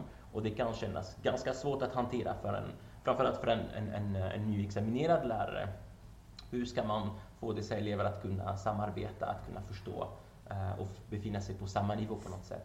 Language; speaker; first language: Swedish; non-native, fluent; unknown